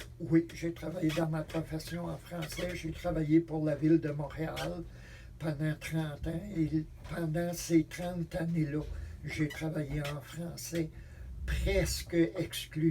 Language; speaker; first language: French; native; French